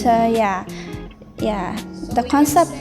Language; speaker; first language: English; non-native, learner; Indonesian